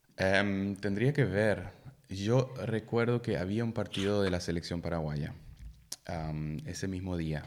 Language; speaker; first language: Spanish; non-native, fluent; German